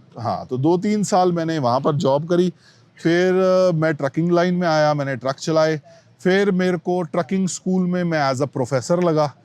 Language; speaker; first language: Hindi; native; Hindi